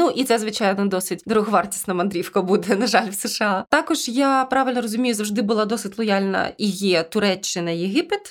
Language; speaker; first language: Ukrainian; native; Ukrainian